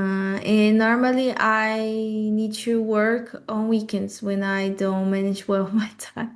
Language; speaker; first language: English; non-native, learner; Portuguese